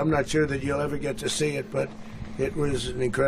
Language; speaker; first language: English; native; English